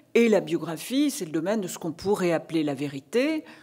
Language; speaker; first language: French; native; French